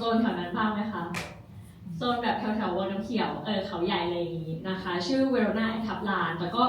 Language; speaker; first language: Thai; native; Thai